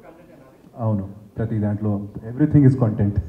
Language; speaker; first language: Telugu; non-native, fluent; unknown